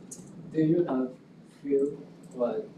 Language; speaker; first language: English; non-native, local second language; Japanese